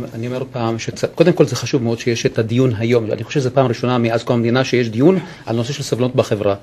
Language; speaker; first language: Hebrew; non-native, local second language; Arabic